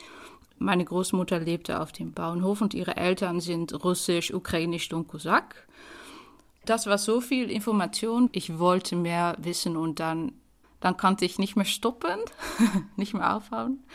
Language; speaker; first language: German; non-native, fluent; Dutch